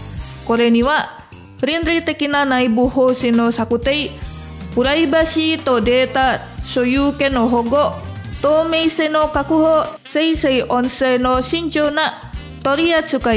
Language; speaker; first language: Japanese; non-native, fluent; Indonesian